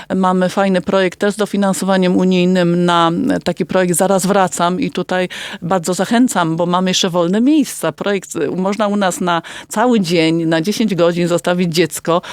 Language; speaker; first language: Polish; native; Polish